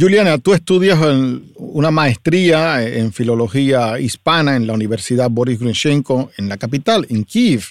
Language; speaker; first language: Spanish; non-native, learner; Ukrainian